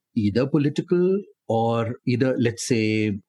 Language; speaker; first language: English; non-native, local second language; Hindi